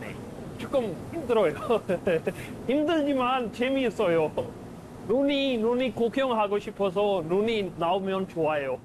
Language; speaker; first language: Korean; non-native, learner; Urdu